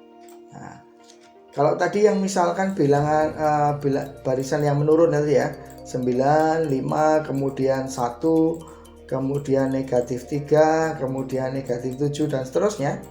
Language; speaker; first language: Indonesian; native; Indonesian